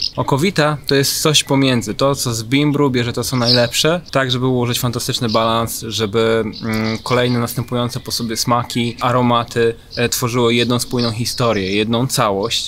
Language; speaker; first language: Polish; native; Polish